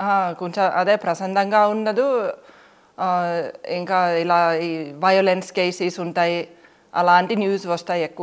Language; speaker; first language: Telugu; non-native, fluent; Finnish